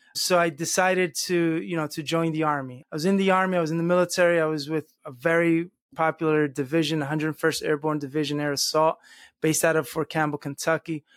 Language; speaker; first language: English; early bilingual, other home language; Spanish